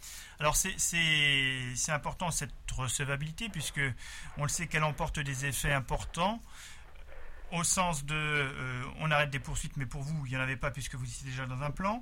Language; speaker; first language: French; native; French